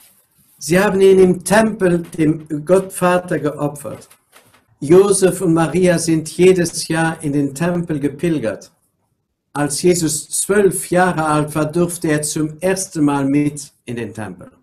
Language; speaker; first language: German; non-native, local second language; Luxembourgish